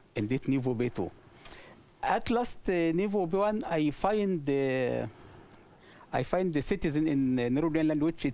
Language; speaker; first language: English; non-native, learner; Arabic